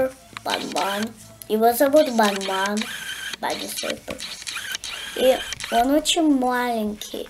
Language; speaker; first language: Russian; early bilingual, heritage; Russian